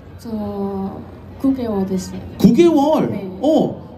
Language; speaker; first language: Korean; non-native, learner; Burmese